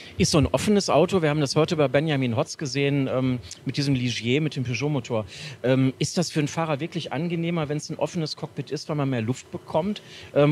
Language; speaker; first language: German; native; German